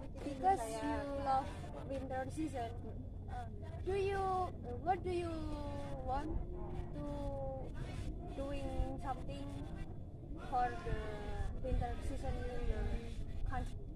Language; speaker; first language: English; non-native, learner; Indonesian